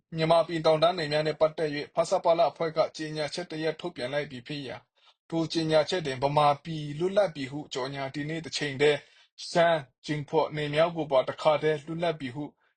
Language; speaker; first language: Burmese; non-native, local second language; Kachin